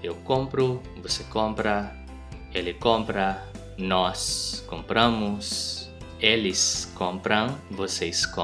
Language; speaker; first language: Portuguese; non-native, learner; Filipino